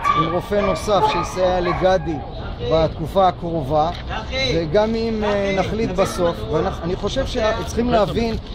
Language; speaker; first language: Hebrew; native; Hebrew